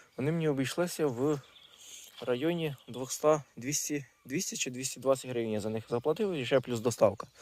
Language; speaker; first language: Ukrainian; non-native, local second language; Russian